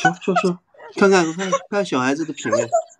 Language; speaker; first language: Chinese; native; Chinese